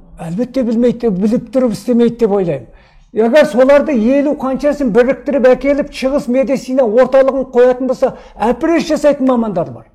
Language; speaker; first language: Kazakh; early bilingual, heritage; Kazakh